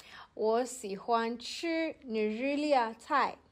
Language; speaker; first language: Chinese; non-native, learner; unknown